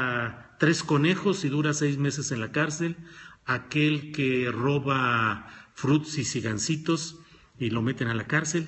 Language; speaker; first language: Spanish; native; Spanish